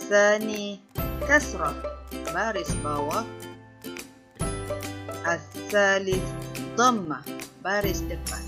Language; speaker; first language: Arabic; non-native, fluent; Malay